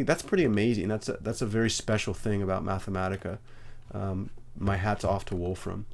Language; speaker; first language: English; native; English